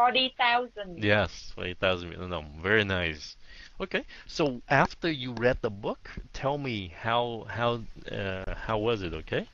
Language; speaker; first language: English; early bilingual, heritage; Vietnamese